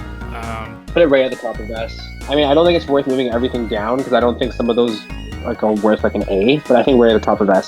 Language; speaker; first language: English; native; English